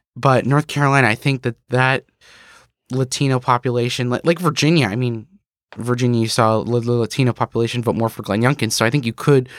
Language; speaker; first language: English; native; English